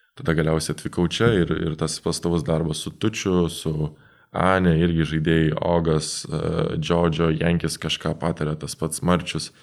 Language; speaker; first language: Lithuanian; native; Lithuanian